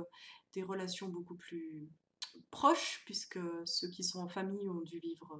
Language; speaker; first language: French; native; French